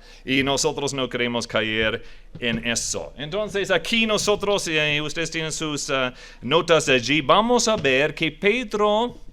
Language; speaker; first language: Spanish; non-native, fluent; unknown